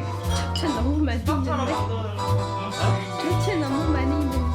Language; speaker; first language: Korean; non-native, fluent; French